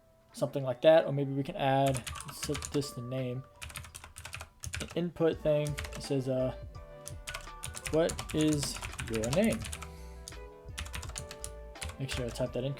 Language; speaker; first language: English; native; English